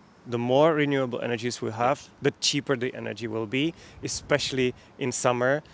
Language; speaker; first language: English; non-native, fluent; Czech